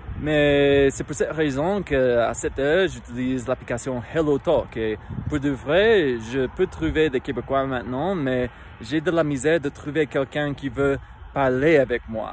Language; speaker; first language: French; non-native, fluent; English